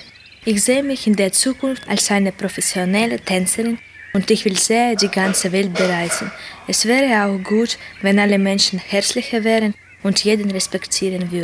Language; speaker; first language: German; non-native, learner; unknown